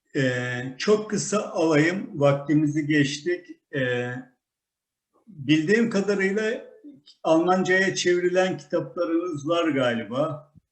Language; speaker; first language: Turkish; native; Turkish